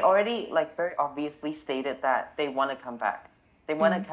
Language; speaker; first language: English; non-native, local second language; Cantonese